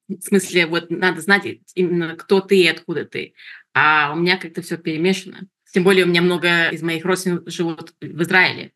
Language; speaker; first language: Russian; early bilingual, heritage; Russian